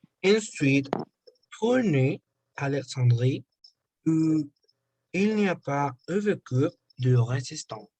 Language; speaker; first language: French; non-native, learner; Spanish